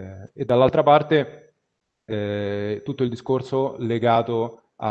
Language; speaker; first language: Italian; native; Italian